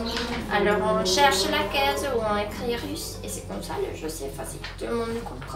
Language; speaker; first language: French; non-native, fluent; Spanish